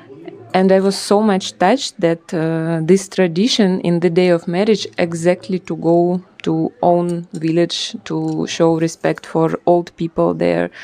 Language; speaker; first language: English; non-native, fluent; Russian